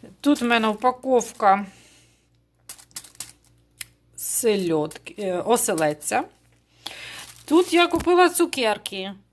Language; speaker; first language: Ukrainian; non-native, local second language; Russian